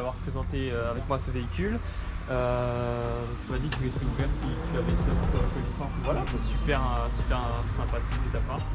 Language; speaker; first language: French; native; French